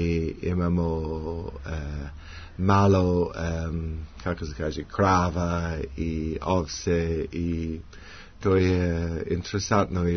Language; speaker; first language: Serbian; non-native, learner; English